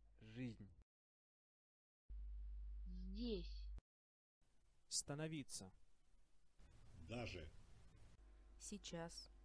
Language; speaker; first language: Russian; non-native, learner; English